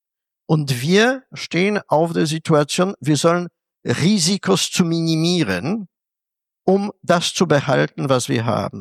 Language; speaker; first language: German; non-native, fluent; Polish